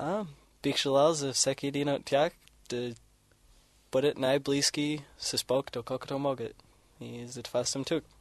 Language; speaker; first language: Bulgarian; non-native, fluent; English